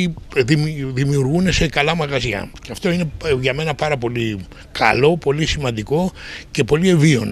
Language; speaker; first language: Greek; native; Greek